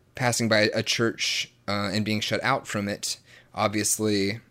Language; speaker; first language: English; native; English